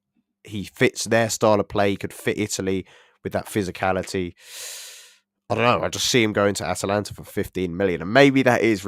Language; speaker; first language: English; native; English